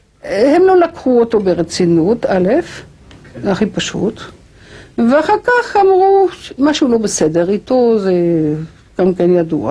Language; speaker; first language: Hebrew; non-native, fluent; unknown